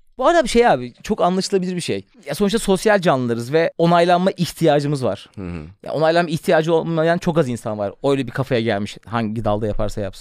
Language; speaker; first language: Turkish; native; Turkish